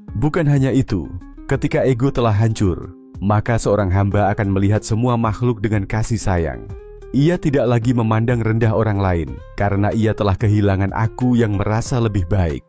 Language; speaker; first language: Indonesian; native; Indonesian